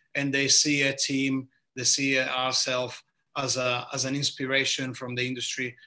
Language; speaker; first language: English; non-native, fluent; Italian